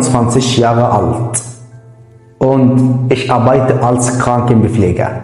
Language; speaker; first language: German; non-native, fluent; Arabic